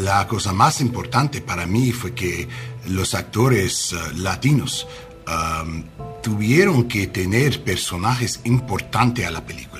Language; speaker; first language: Spanish; non-native, learner; English